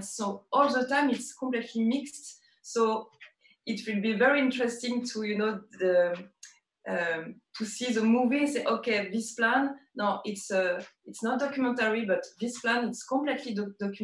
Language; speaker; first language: English; non-native, learner; French